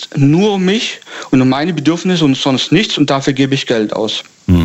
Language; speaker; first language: German; native; German